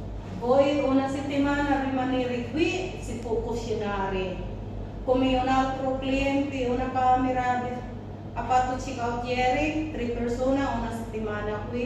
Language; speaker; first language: Italian; non-native, learner; Filipino